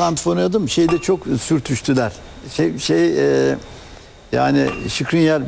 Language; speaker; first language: Turkish; native; Turkish